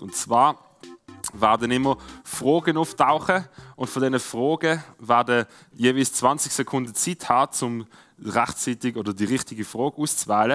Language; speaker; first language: German; native; German